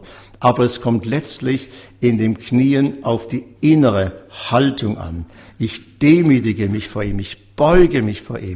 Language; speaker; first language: German; native; German